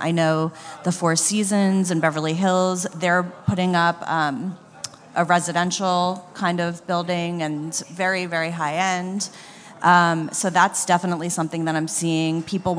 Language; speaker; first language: English; native; English